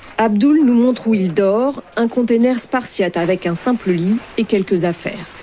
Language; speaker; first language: French; native; French